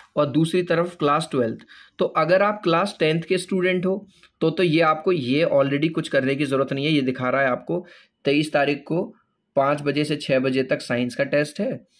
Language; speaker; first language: Hindi; native; Hindi